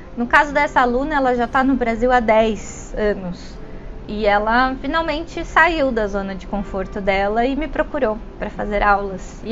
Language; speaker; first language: Portuguese; native; Portuguese